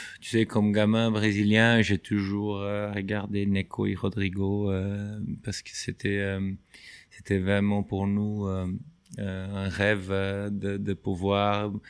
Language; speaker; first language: French; non-native, fluent; Portuguese